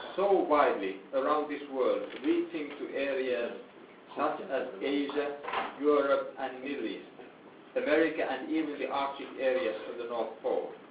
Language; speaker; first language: English; non-native, fluent; Finnish